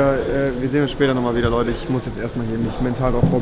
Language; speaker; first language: German; native; German